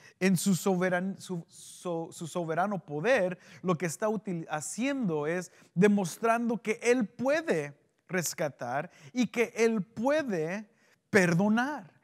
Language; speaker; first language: Spanish; early bilingual, heritage; Spanish